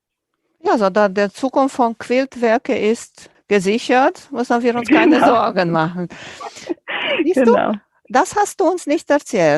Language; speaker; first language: German; non-native, fluent; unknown